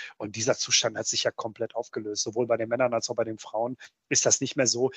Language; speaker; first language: German; early bilingual, other home language; Bosnian